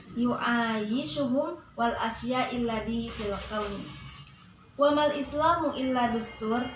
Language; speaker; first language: Arabic; non-native, learner; Indonesian